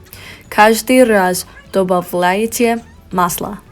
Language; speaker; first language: Russian; non-native, learner; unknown